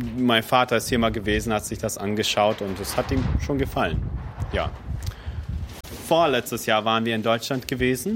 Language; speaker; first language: German; early bilingual, other home language; Russian